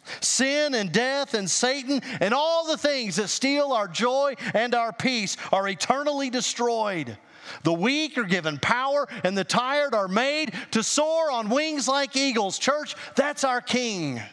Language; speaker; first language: English; native; English